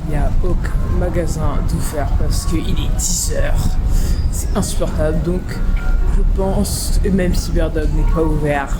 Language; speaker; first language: French; native; French